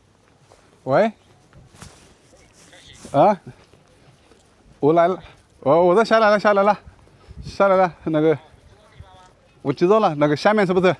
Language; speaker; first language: Chinese; non-native, learner; Kannada